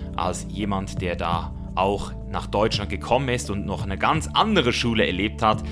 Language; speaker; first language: German; early bilingual, other home language; Azerbaijani